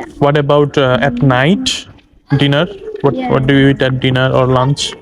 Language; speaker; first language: English; non-native, learner; Bangla